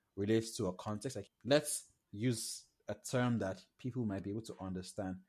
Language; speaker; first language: English; non-native, local second language; Yoruba